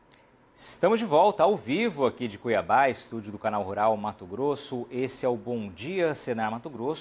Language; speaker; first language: Portuguese; native; Portuguese